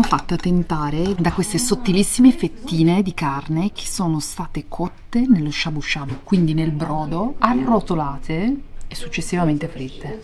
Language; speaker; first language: Italian; native; Italian